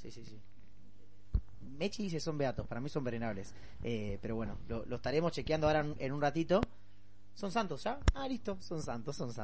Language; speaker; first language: Spanish; native; Spanish